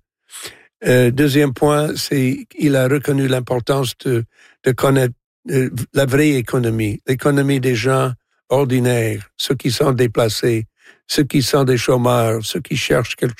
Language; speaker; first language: French; non-native, local second language; English